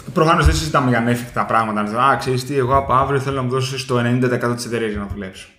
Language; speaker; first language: Greek; early bilingual, heritage; Greek